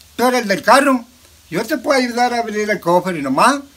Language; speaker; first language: Spanish; native; Spanish